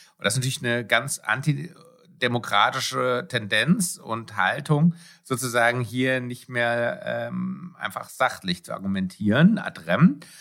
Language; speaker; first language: German; native; German